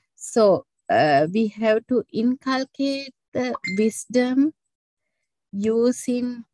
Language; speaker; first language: English; non-native, local second language; Sinhala